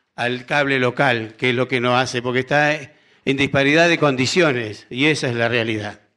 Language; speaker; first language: Spanish; native; Spanish